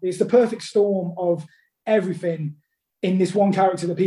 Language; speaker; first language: English; native; English